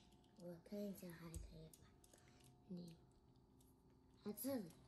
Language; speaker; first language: Chinese; early bilingual, heritage; Chinese